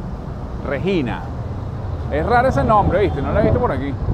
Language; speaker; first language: Spanish; native; Spanish